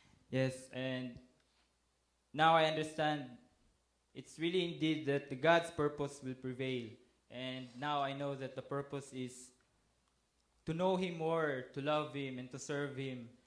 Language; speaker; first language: English; non-native, local second language; Cebuano